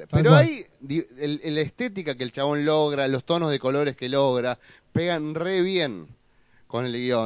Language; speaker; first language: Spanish; native; Spanish